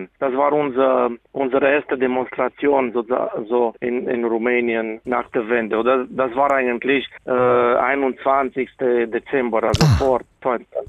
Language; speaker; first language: German; non-native, fluent; Romanian